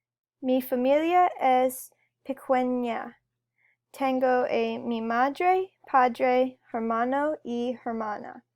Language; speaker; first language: Spanish; non-native, learner; English